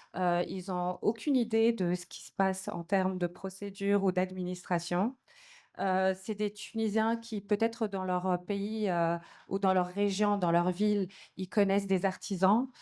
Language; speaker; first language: French; non-native, local second language; Arabic